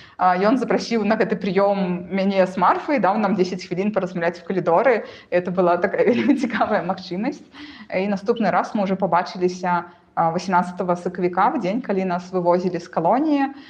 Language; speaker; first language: Belarusian; non-native, local second language; Russian